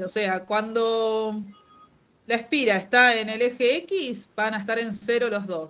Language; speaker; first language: Spanish; native; Spanish